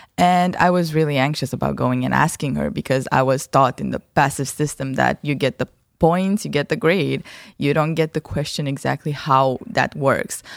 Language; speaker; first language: English; non-native, fluent; Romanian